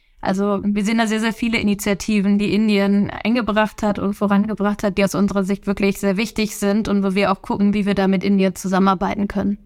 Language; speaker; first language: German; native; German